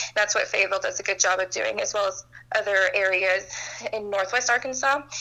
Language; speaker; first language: English; native; English